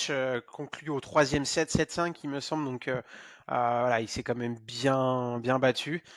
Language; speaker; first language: French; native; French